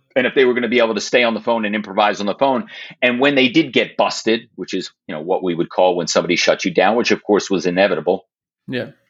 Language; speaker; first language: English; native; English